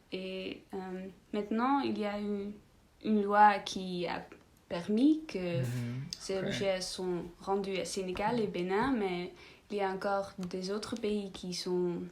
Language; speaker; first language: French; non-native, learner; Dutch